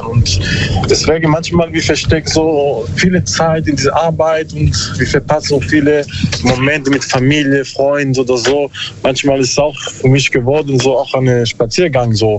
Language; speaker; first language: German; non-native, learner; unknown